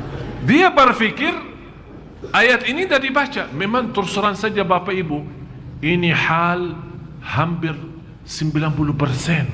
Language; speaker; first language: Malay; non-native, fluent; Arabic